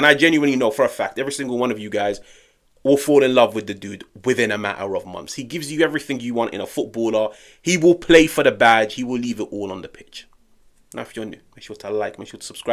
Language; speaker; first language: English; native; English